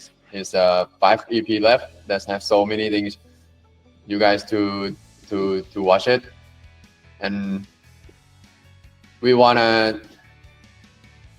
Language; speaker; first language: English; non-native, learner; Thai